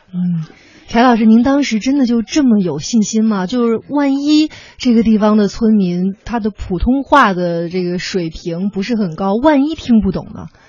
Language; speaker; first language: Chinese; native; Chinese